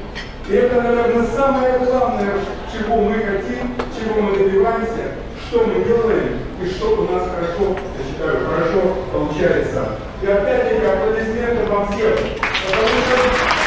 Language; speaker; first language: Russian; native; Russian